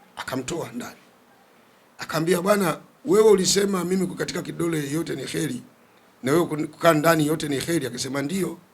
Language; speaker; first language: Swahili; native; Swahili